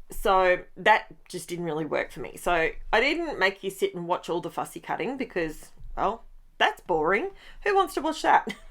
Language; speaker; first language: English; native; English